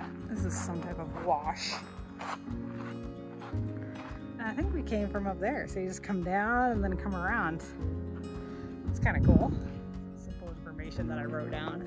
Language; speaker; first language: English; native; English